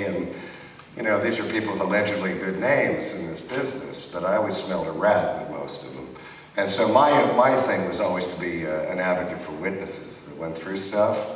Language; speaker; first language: English; native; English